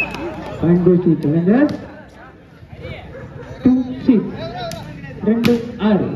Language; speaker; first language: English; non-native, local second language; Tamil